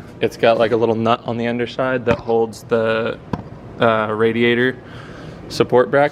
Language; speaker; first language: English; native; English